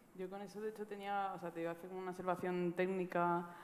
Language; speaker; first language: Spanish; native; Spanish